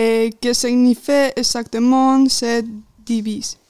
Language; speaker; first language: French; non-native, fluent; Galician